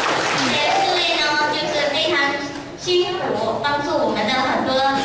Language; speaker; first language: Chinese; non-native, fluent; Lao